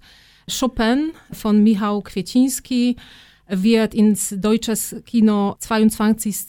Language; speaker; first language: German; non-native, fluent; Polish